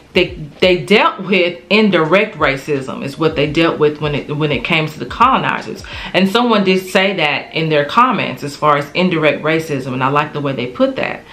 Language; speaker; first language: English; native; English